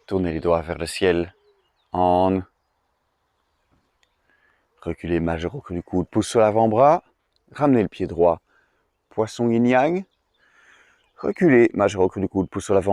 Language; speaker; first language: French; native; French